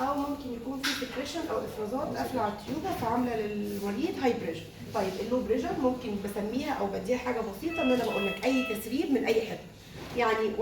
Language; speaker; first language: Arabic; native; Arabic